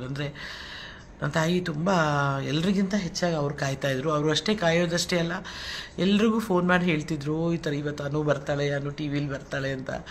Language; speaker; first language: Kannada; non-native, local second language; Telugu